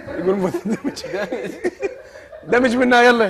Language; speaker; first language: Arabic; native; Arabic